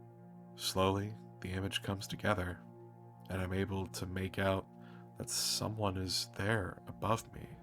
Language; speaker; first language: English; native; English